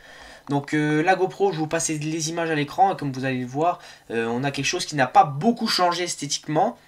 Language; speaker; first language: French; native; French